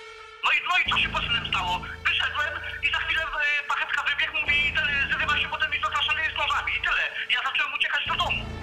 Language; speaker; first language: Polish; native; Polish